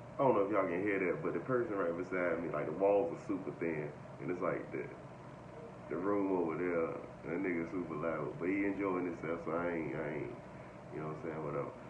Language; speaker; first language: English; native; English